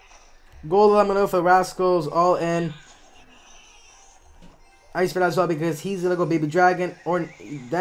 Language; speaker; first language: English; native; English